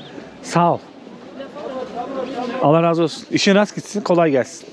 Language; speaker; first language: Turkish; native; Turkish